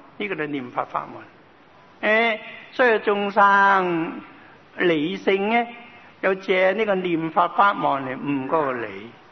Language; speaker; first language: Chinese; native; Chinese